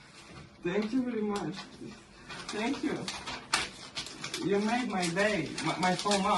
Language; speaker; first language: English; non-native, learner; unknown